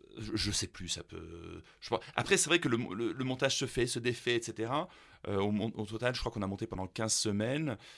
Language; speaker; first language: French; early bilingual, other home language; German